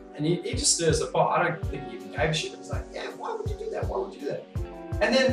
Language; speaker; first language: English; native; English